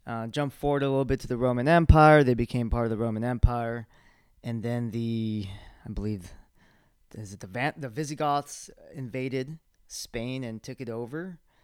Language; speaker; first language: English; early bilingual, other home language; Spanish